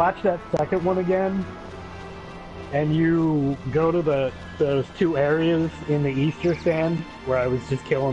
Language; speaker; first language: English; native; English